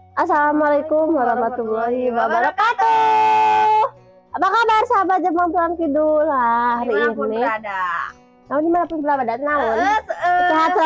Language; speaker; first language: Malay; non-native, local second language; Sundanese